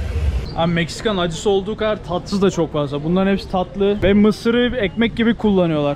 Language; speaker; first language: Turkish; native; Turkish